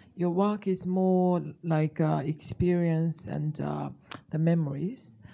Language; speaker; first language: English; non-native, fluent; Japanese